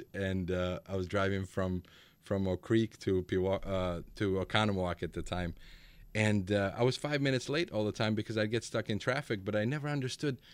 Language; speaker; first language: English; early bilingual, other home language; Macedonian